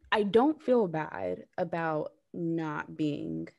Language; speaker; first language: English; native; English